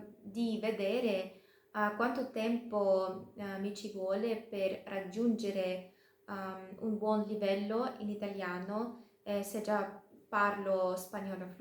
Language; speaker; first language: Italian; non-native, fluent; Russian